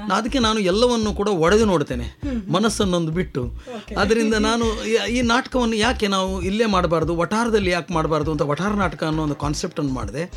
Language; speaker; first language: Kannada; non-native, local second language; Konkani